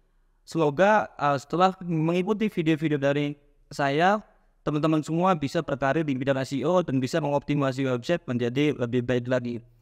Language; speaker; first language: Indonesian; native; Indonesian